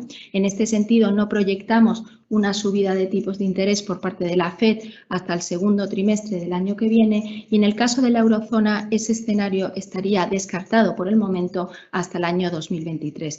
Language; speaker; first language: Spanish; native; Spanish